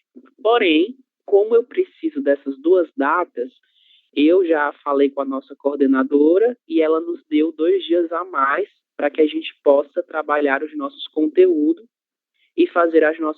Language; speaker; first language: Portuguese; native; Portuguese